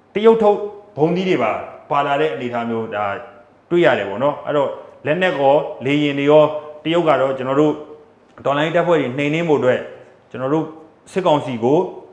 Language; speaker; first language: Burmese; native; Burmese